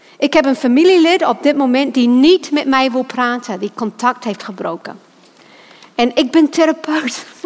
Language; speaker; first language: Dutch; non-native, fluent; English